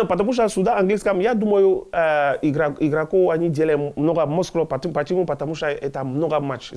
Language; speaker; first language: Russian; non-native, learner; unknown